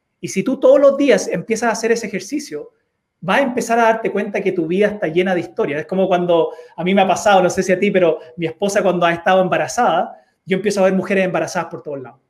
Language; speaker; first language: Spanish; early bilingual, heritage; Spanish